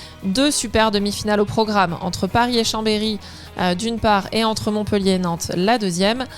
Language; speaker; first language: French; native; French